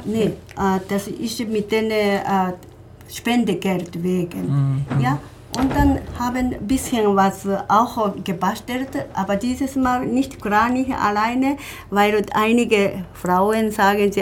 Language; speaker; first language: German; non-native, learner; Japanese